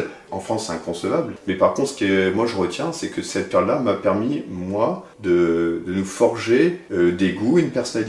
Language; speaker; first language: French; native; French